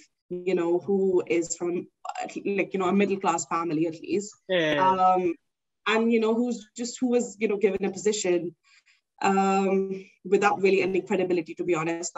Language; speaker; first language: English; non-native, local second language; Urdu